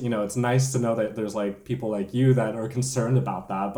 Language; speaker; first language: English; native; English